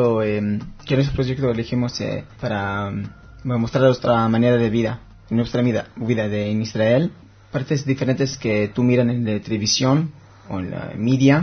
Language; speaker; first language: Spanish; non-native, learner; Hebrew